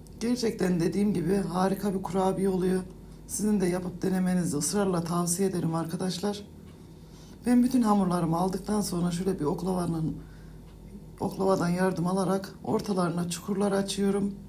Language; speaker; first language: Turkish; native; Turkish